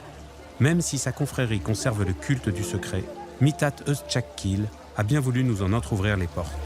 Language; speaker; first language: French; native; French